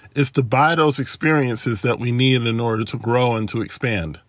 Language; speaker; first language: English; native; English